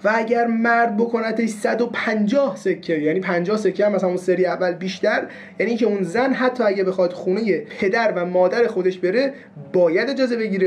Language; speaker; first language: Persian; native; Persian